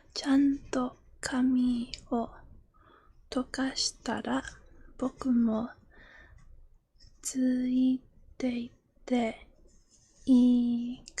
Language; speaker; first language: Japanese; non-native, learner; English